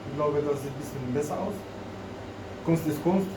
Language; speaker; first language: German; non-native, local second language; Polish